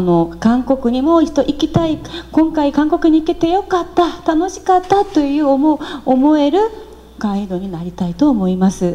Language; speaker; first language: Japanese; non-native, fluent; Korean